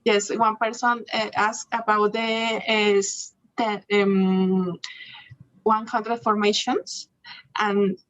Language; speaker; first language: English; non-native, learner; Spanish